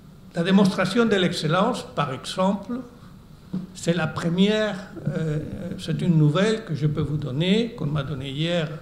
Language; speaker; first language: French; non-native, fluent; Spanish